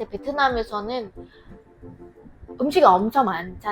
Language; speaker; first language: Korean; non-native, fluent; Vietnamese